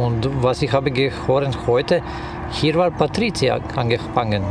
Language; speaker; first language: German; non-native, learner; Croatian